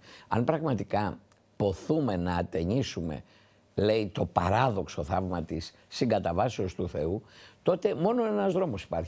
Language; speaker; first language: Greek; native; Greek